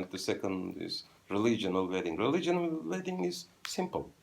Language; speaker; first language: English; non-native, fluent; Turkish